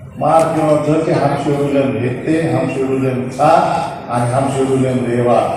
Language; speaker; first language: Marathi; non-native, local second language; Lambadi